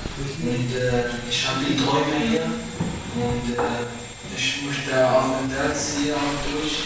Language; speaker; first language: German; non-native, learner; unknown